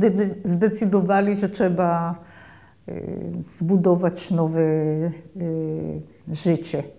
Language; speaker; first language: Polish; early bilingual, heritage; Polish